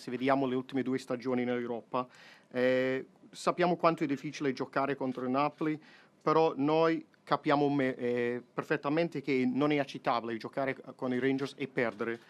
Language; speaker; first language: Italian; non-native, fluent; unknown